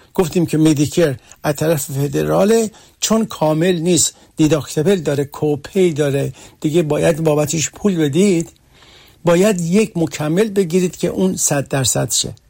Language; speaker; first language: Persian; early bilingual, heritage; Persian